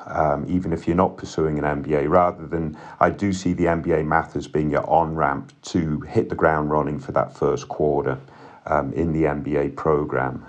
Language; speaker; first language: English; native; English